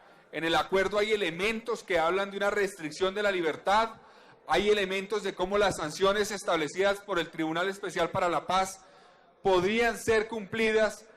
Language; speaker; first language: Spanish; native; Spanish